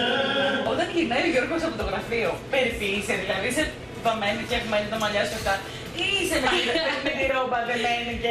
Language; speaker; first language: Greek; native; Greek